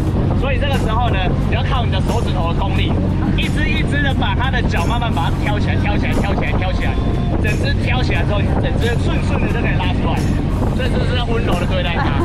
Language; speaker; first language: Chinese; native; Chinese